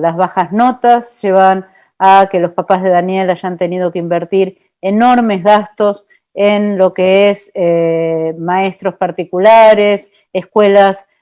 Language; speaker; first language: Spanish; native; Spanish